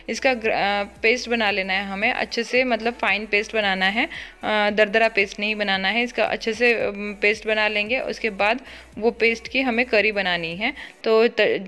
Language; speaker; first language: Hindi; non-native, local second language; Marathi